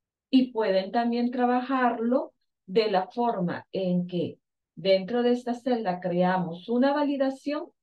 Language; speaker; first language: Spanish; native; Spanish